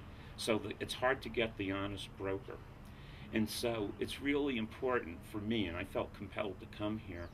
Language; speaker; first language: English; native; English